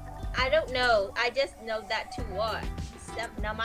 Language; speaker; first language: English; non-native, learner; Burmese